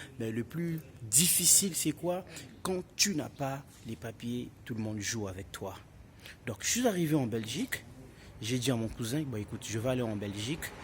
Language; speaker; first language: French; non-native, local second language; Lingala